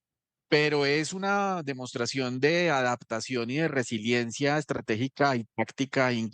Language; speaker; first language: Spanish; native; Spanish